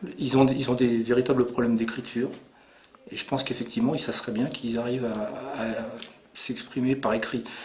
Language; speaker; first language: French; native; French